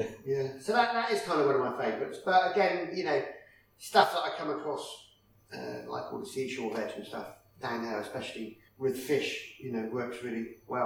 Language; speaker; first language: English; native; English